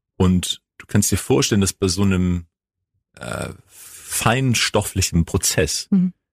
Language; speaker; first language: German; non-native, fluent; Greek